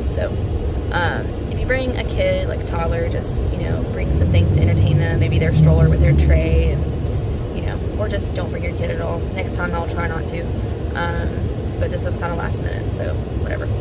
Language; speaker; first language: English; native; English